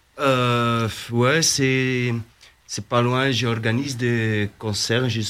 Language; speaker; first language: French; non-native, learner; Dutch